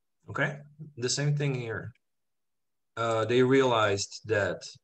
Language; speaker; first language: English; non-native, fluent; Czech